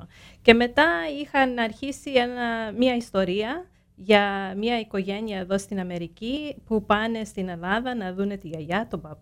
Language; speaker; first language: Greek; early bilingual, heritage; Greek